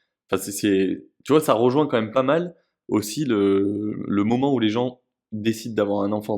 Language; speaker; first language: French; native; French